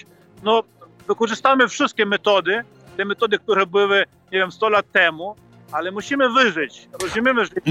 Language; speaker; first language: Polish; non-native, fluent; Ukrainian